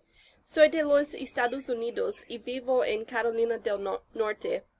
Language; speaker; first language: Spanish; non-native, learner; English